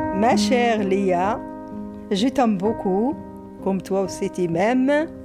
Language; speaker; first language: French; non-native, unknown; Arabic